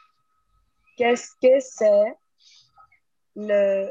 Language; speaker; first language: French; non-native, learner; Spanish